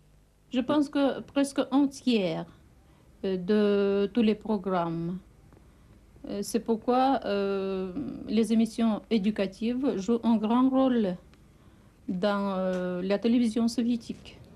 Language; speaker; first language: French; non-native, fluent; Russian